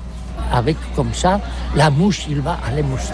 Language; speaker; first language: French; non-native, learner; Catalan